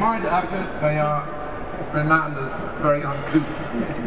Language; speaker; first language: English; non-native, fluent; French